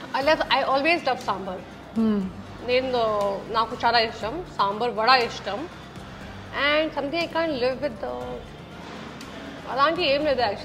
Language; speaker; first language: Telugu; non-native, learner; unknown